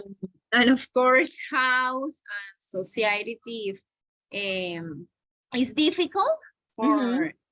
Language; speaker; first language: English; non-native, learner; Spanish